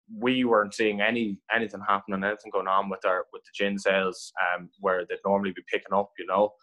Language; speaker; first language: English; native; English